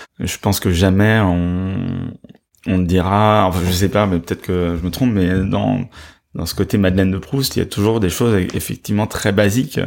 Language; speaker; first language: French; native; French